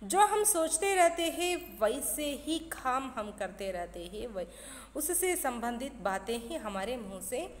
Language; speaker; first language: Hindi; non-native, local second language; Kannada